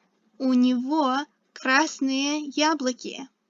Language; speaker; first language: Russian; non-native, fluent; English